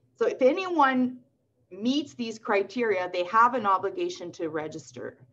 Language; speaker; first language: English; non-native, local second language; French